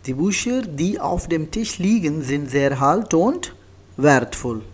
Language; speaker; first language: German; non-native, fluent; Hindi